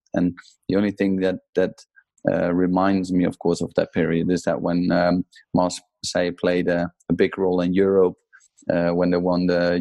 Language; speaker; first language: English; non-native, fluent; Dutch